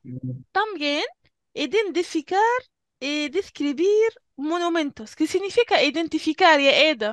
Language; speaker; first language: Spanish; non-native, fluent; Arabic